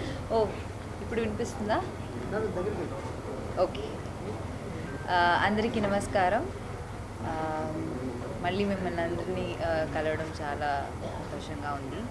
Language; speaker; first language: Telugu; non-native, fluent; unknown